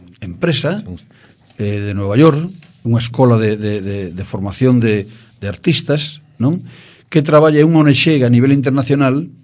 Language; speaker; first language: Galician; native; Galician